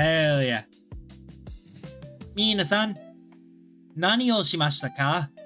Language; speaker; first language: Japanese; non-native, learner; English